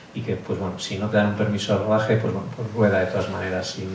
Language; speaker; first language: Spanish; native; Spanish